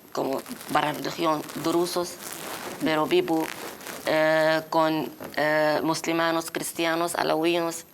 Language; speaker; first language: Spanish; non-native, learner; Arabic